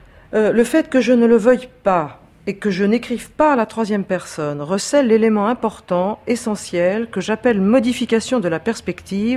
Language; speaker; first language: French; native; French